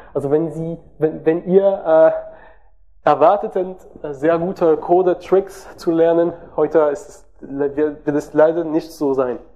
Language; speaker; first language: German; non-native, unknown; French